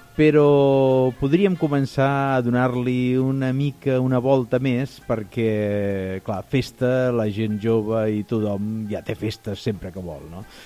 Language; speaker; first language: Catalan; native; Catalan